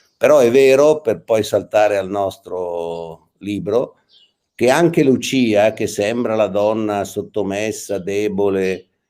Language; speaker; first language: Italian; native; Italian